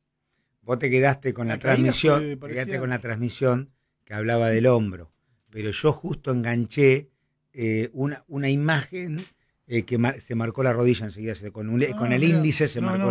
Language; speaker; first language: Spanish; native; Spanish